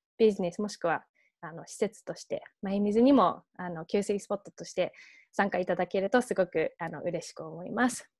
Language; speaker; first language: Japanese; early bilingual, heritage; Japanese